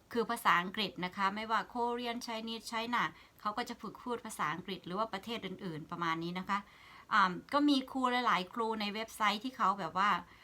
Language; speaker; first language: Thai; native; Thai